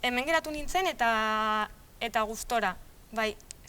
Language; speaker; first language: Basque; non-native, local second language; Spanish